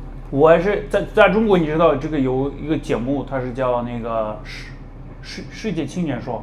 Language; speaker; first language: Chinese; non-native, fluent; Russian